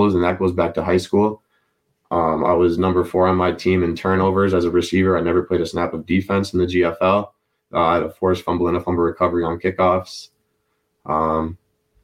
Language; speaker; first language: English; native; English